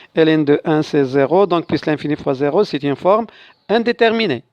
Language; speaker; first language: French; non-native, local second language; Arabic